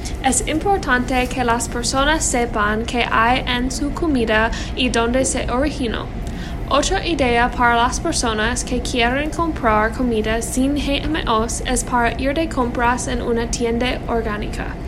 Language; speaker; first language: Spanish; non-native, learner; English